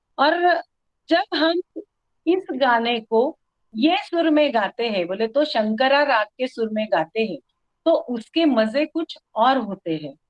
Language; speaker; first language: Hindi; non-native, local second language; Marathi